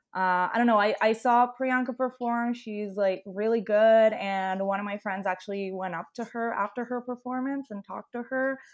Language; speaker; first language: English; non-native, fluent; Italian